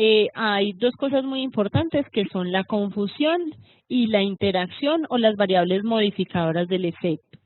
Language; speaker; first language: Spanish; native; Spanish